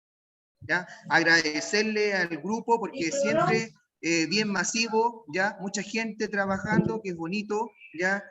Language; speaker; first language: Spanish; native; Spanish